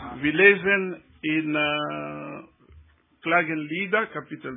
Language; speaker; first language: German; non-native, learner; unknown